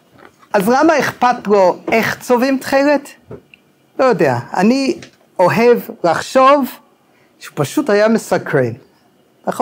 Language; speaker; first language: Hebrew; non-native, fluent; English